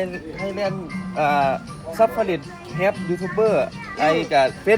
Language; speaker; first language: English; non-native, learner; Thai